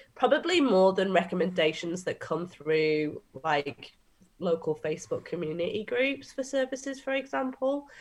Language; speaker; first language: English; native; English